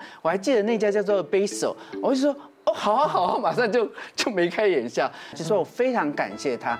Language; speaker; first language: Chinese; native; Chinese